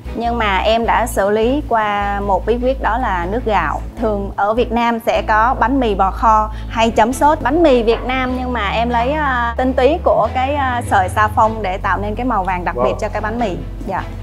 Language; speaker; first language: Vietnamese; native; Vietnamese